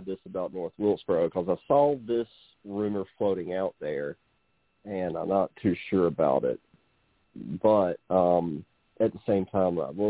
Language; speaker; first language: English; native; English